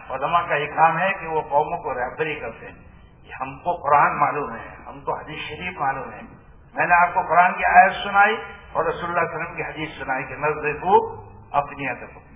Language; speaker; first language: Urdu; non-native, local second language; Gujarati